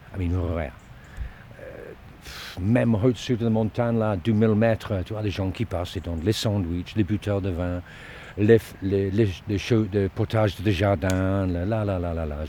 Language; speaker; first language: French; non-native, learner; Dutch